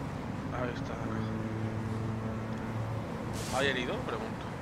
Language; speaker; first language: Spanish; native; Spanish